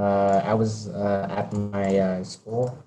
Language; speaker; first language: English; non-native, learner; Vietnamese